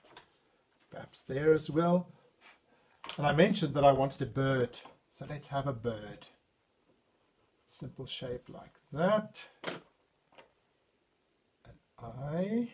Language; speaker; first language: English; non-native, fluent; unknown